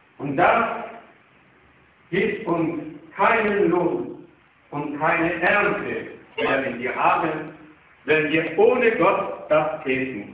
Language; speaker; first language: German; non-native, fluent; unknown